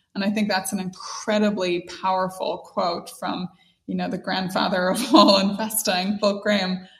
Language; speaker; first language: English; native; English